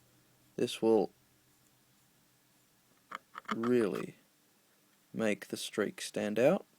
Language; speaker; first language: English; native; English